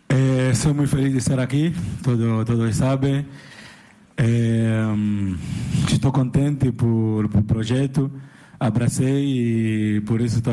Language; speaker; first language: Spanish; non-native, learner; Portuguese